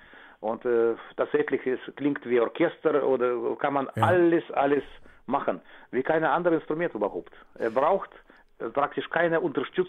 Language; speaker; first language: German; non-native, fluent; Russian